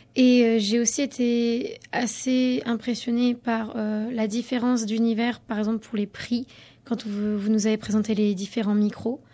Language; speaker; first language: French; early bilingual, heritage; French